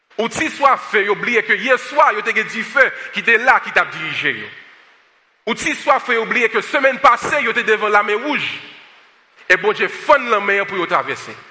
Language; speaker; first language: French; non-native, local second language; Haitian Creole